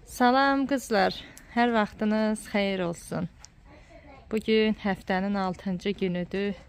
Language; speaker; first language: Azerbaijani; early bilingual, heritage; Azerbaijani